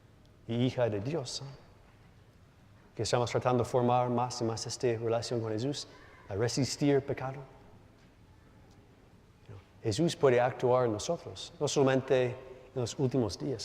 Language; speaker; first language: Spanish; non-native, learner; English